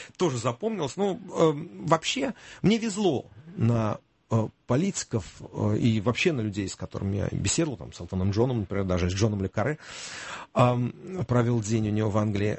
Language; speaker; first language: Russian; native; Russian